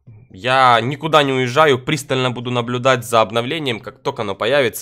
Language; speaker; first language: Russian; native; Russian